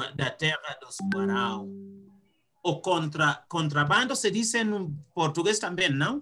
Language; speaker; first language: Portuguese; non-native, fluent; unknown